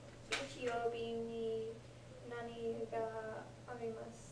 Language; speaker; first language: Japanese; non-native, learner; English